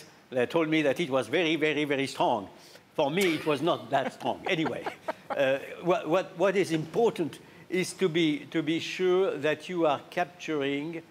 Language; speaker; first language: English; non-native, fluent; French